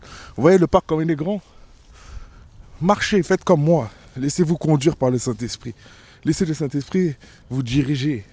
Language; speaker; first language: French; native; French